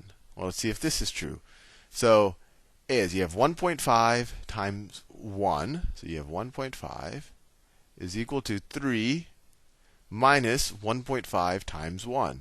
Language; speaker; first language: English; native; English